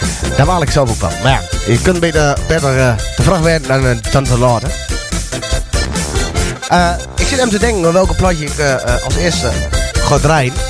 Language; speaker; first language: Dutch; native; Dutch